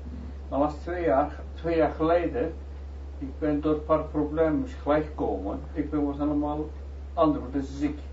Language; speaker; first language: Dutch; non-native, learner; Turkish